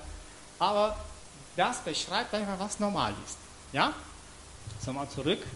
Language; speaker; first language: German; non-native, fluent; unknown